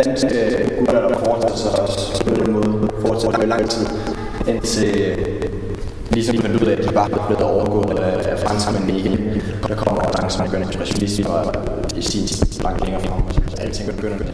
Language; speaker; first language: Danish; native; Danish